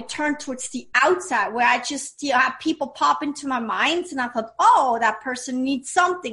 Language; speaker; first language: English; non-native, fluent; Swiss German